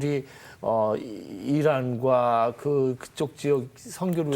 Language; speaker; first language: Korean; native; Korean